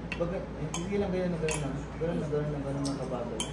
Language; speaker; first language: Filipino; native; Filipino